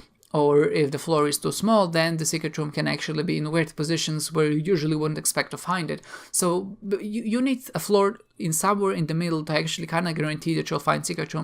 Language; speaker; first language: English; non-native, fluent; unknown